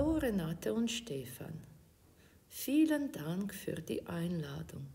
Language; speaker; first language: German; non-native, fluent; Ukrainian